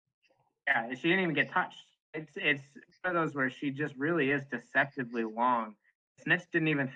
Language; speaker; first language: English; native; English